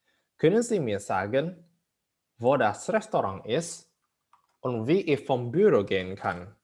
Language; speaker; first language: German; non-native, fluent; Indonesian